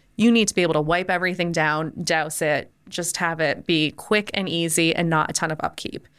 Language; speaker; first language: English; native; English